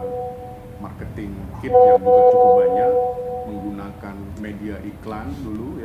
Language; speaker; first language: Indonesian; native; Indonesian